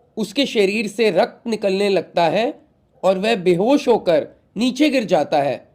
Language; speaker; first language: Hindi; native; Hindi